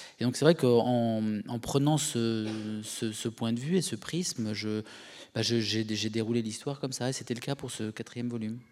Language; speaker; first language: French; native; French